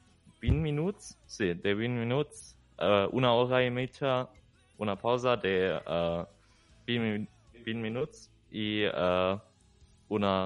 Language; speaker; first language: Catalan; non-native, learner; German